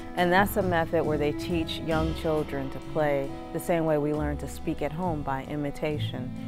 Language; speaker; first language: English; native; English